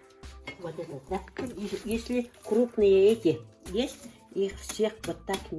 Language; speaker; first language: Russian; non-native, local second language; Yakut